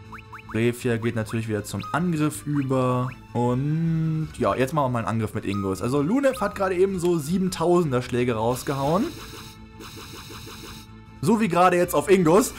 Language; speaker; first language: German; native; German